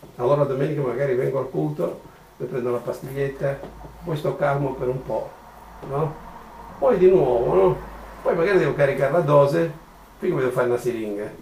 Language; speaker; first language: Italian; native; Italian